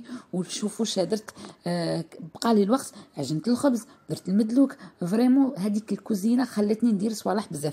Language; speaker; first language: Arabic; native; Arabic